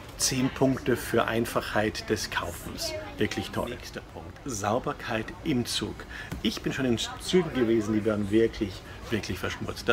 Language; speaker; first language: German; non-native, fluent; English